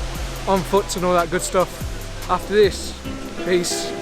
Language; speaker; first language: English; native; English